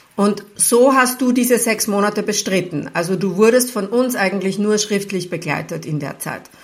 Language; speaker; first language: German; native; German